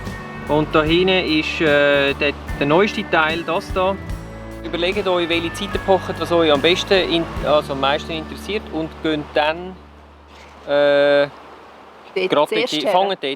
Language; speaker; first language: German; native; German